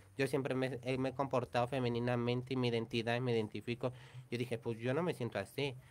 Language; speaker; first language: Spanish; native; Spanish